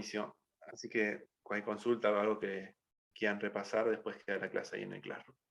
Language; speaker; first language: Spanish; native; Spanish